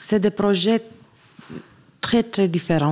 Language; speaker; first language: French; non-native, fluent; Romanian